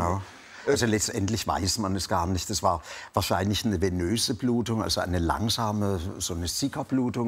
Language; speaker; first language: German; native; German